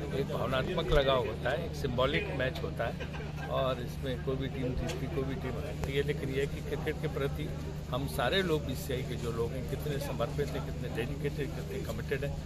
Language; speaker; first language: Hindi; native; Hindi